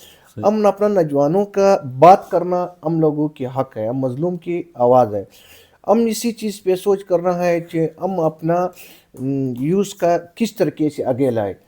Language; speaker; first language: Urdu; non-native, local second language; Pashto